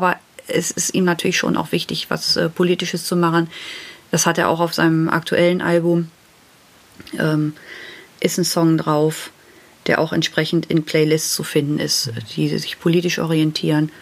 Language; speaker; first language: German; native; German